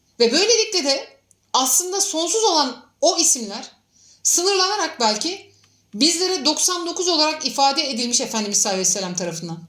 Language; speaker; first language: Turkish; native; Turkish